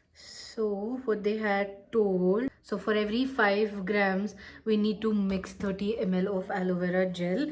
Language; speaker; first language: English; non-native, local second language; Hindi